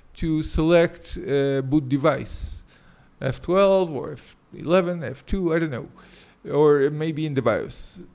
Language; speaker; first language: English; non-native, fluent; Hebrew